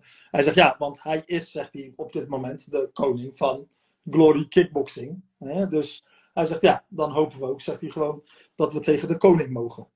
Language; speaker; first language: Dutch; early bilingual, other home language; Turkish